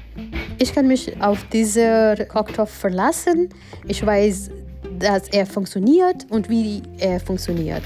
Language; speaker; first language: German; non-native, fluent; Gujarati